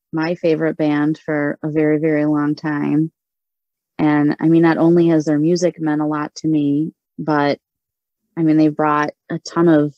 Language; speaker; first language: English; native; English